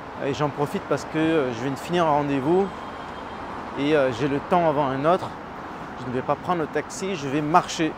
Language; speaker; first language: French; native; French